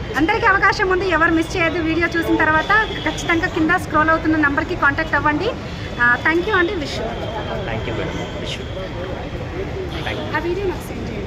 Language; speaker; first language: Telugu; native; Telugu